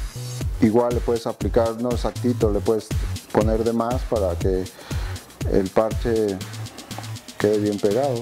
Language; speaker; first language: Spanish; native; Spanish